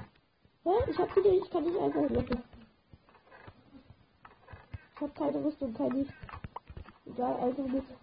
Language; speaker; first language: German; native; German